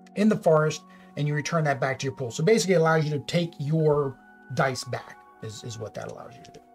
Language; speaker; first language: English; native; English